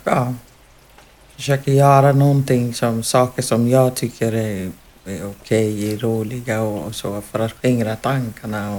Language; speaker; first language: Swedish; non-native, fluent; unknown